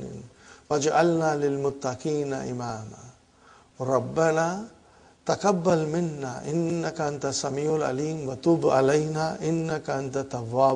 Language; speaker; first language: Arabic; non-native, fluent; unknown